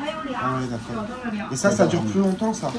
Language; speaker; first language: French; native; French